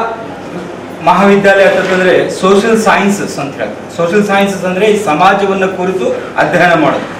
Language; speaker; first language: Kannada; native; Kannada